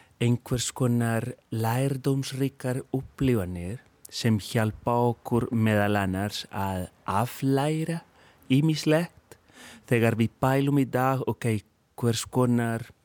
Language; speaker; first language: Icelandic; non-native, fluent; Spanish